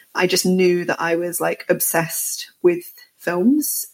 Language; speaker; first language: English; native; English